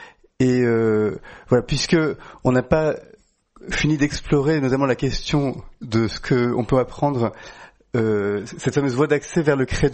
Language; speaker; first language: French; native; French